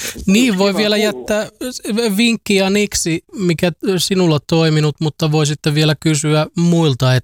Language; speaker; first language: Finnish; native; Finnish